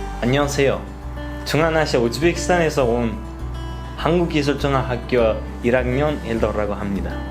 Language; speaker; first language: Korean; non-native, fluent; Uzbek